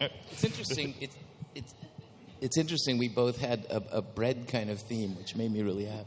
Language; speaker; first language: English; early bilingual, other home language; Spanish